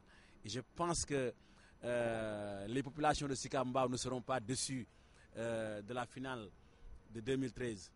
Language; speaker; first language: French; non-native, local second language; Wolof